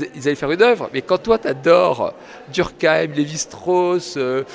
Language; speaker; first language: French; native; French